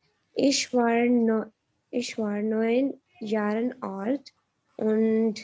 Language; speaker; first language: German; non-native, learner; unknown